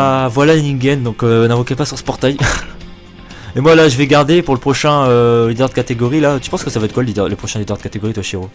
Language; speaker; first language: French; native; French